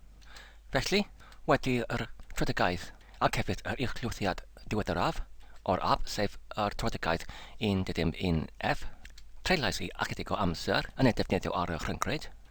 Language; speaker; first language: Welsh; non-native, fluent; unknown